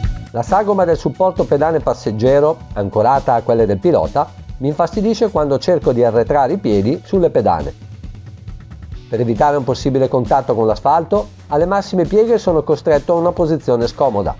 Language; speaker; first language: Italian; native; Italian